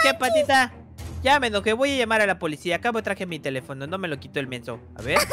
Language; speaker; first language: Spanish; native; Spanish